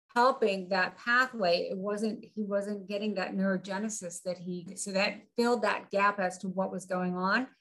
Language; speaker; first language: English; native; English